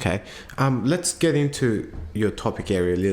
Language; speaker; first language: English; native; English